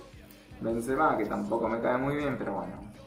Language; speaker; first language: Spanish; native; Spanish